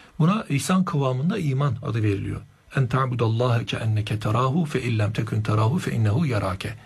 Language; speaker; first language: Turkish; native; Turkish